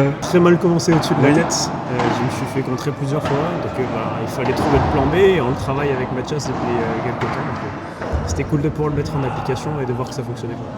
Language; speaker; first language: French; native; French